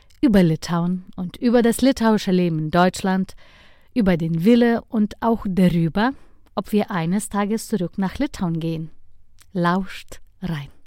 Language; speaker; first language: German; non-native, fluent; Lithuanian